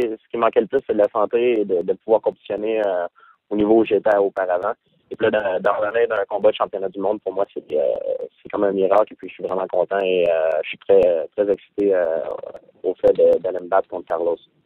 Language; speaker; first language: French; native; French